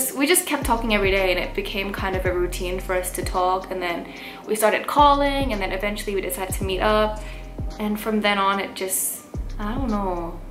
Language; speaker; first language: English; early bilingual, heritage; English